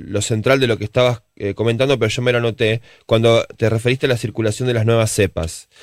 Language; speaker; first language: Spanish; native; Spanish